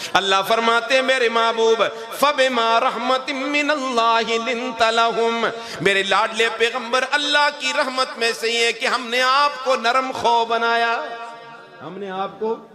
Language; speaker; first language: Urdu; non-native, local second language; Northern Hindko